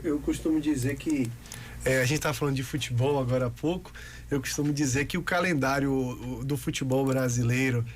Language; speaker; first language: Portuguese; native; Portuguese